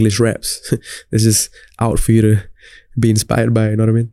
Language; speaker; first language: English; non-native, local second language; Tamil